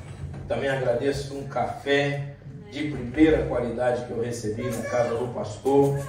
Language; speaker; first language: Portuguese; native; Portuguese